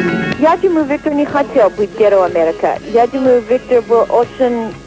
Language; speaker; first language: Russian; non-native, learner; English